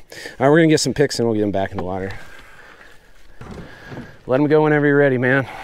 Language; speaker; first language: English; native; English